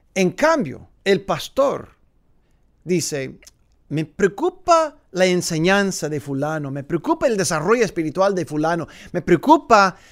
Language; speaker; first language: Spanish; non-native, fluent; English